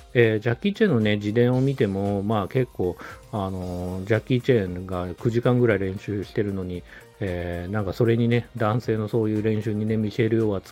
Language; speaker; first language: Japanese; native; Japanese